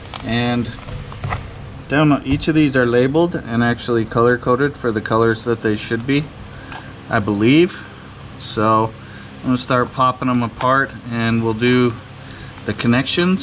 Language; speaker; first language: English; native; English